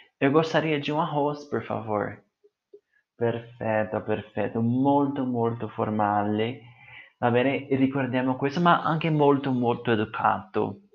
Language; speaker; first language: Italian; non-native, fluent; Portuguese